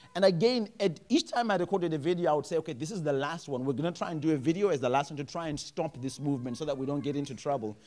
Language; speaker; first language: English; non-native, local second language; Shona